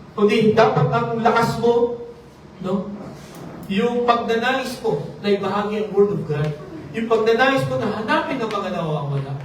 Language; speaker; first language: Filipino; non-native, local second language; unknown